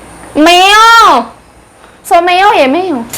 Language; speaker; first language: Chinese; non-native, learner; Indonesian